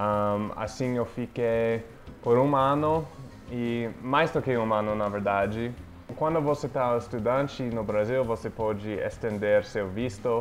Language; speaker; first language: Portuguese; non-native, fluent; English